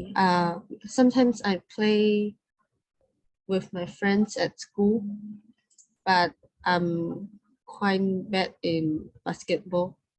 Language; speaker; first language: English; non-native, learner; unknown